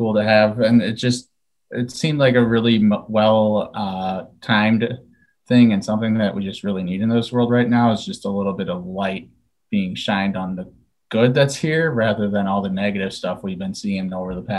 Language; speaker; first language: English; native; English